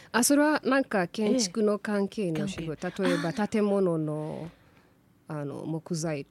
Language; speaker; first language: Japanese; non-native, learner; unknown